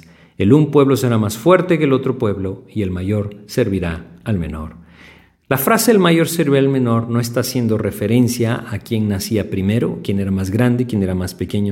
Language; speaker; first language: Spanish; native; Spanish